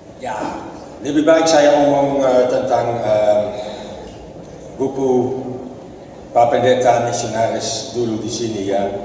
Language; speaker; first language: Indonesian; non-native, fluent; Dutch